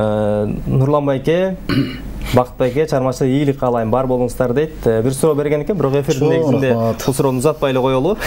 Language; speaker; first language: Kyrgyz; native; Kyrgyz